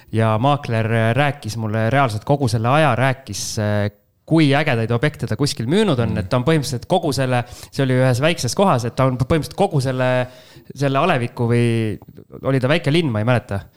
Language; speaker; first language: Estonian; native; Estonian